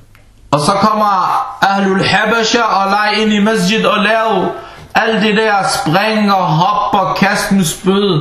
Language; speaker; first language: Danish; early bilingual, other home language; Arabic